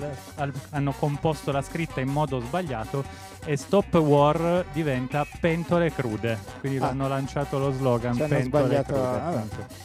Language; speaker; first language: Italian; native; Italian